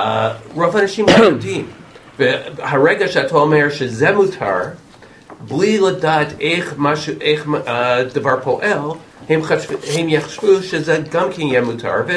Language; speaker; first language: Hebrew; non-native, fluent; English